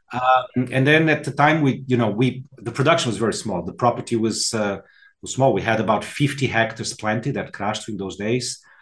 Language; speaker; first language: English; non-native, fluent; Portuguese